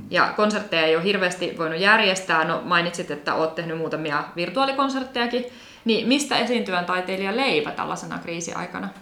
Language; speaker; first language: Finnish; native; Finnish